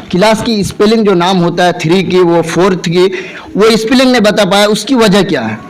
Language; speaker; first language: Hindi; non-native, local second language; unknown